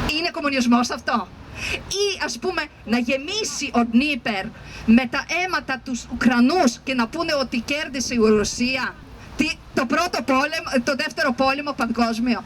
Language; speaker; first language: Greek; non-native, fluent; Ukrainian